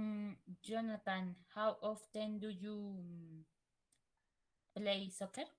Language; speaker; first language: English; non-native, learner; Spanish